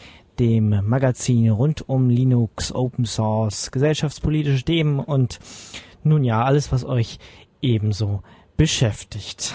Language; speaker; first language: German; native; German